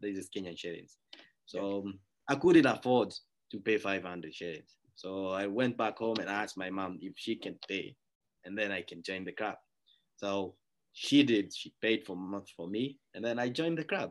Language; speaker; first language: English; non-native, local second language; Kikuyu